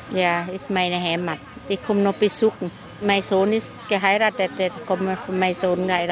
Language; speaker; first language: German; non-native, learner; Thai